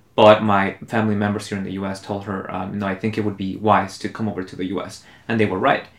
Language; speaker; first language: English; early bilingual, other home language; Spanish